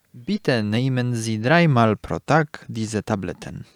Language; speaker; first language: German; non-native, learner; Polish